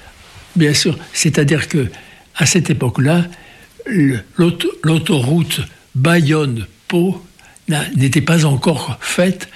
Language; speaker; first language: French; native; French